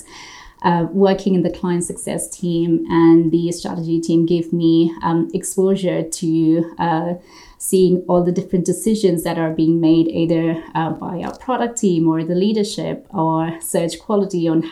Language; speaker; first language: English; non-native, local second language; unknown